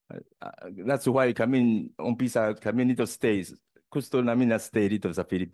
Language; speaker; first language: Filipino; non-native, learner; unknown